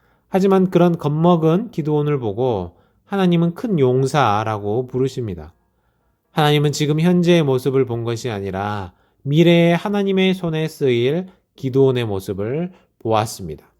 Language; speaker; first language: Korean; native; Korean